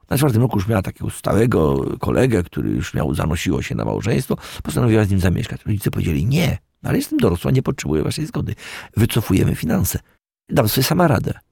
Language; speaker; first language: Polish; native; Polish